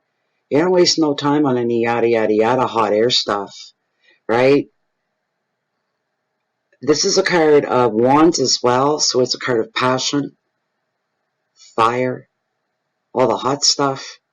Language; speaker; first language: English; native; English